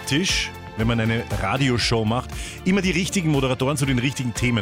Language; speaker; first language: German; native; German